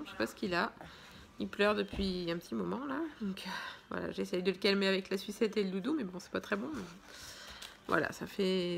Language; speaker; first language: French; native; French